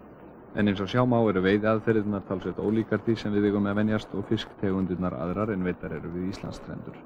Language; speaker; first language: Icelandic; native; Icelandic